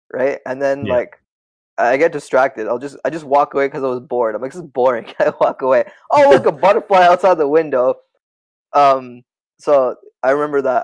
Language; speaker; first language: English; non-native, fluent; Tamil